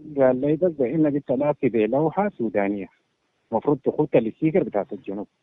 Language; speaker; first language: Arabic; native; Arabic